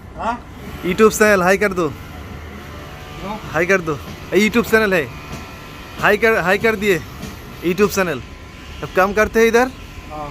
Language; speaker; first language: Hindi; non-native, learner; Bangla